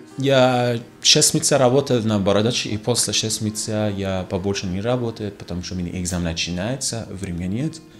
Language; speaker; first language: Russian; non-native, learner; Persian